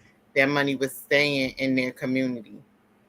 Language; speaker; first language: English; native; English